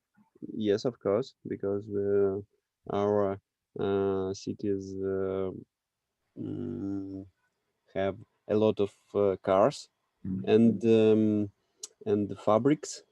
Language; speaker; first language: English; non-native, learner; Russian